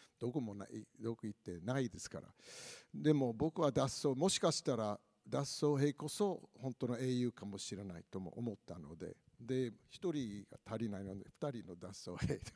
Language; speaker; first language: Japanese; non-native, fluent; English